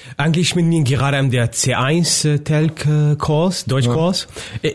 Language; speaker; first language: German; non-native, learner; Arabic